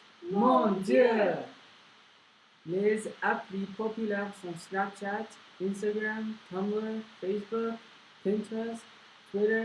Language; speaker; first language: French; non-native, learner; English